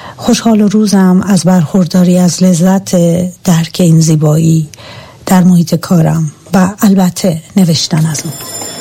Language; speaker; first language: Persian; native; Persian